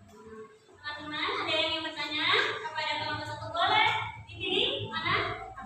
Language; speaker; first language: Indonesian; native; Indonesian